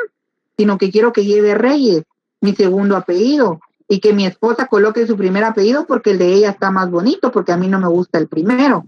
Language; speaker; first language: Spanish; native; Spanish